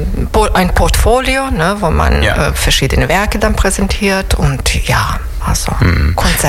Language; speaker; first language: German; non-native, fluent; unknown